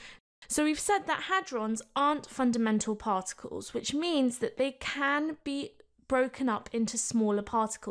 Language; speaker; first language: English; native; English